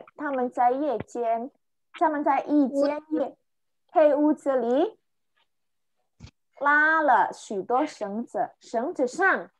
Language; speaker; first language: Chinese; non-native, fluent; Indonesian